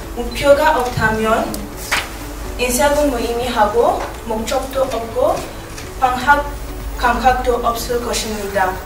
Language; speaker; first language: Korean; non-native, learner; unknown